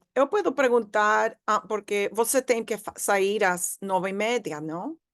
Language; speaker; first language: Portuguese; non-native, learner; English